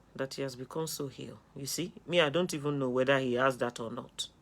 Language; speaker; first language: English; non-native, local second language; Yoruba